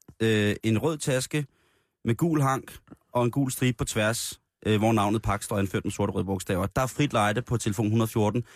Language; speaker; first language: Danish; native; Danish